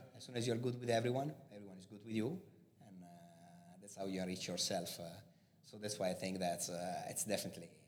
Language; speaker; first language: English; non-native, fluent; Italian